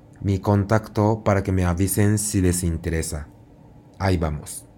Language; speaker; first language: Spanish; non-native, fluent; Japanese